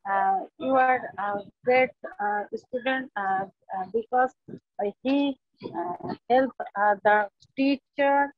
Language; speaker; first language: English; non-native, learner; Bangla